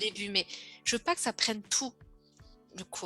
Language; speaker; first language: French; native; French